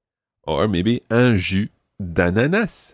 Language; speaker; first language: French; non-native, fluent; English